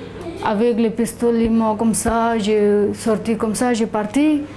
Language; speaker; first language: French; non-native, learner; Romanian